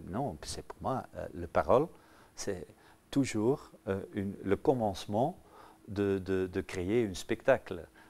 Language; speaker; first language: French; non-native, local second language; Dutch